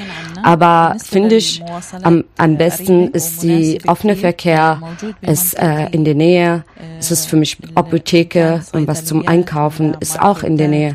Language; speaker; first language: German; non-native, learner; Arabic